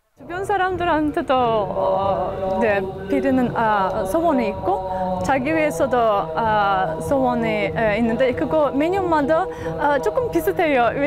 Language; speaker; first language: Korean; non-native, fluent; Azerbaijani